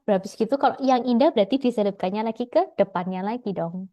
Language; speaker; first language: Indonesian; native; Indonesian